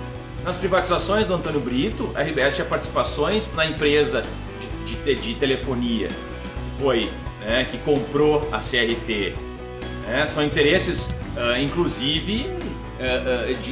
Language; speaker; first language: Portuguese; native; Portuguese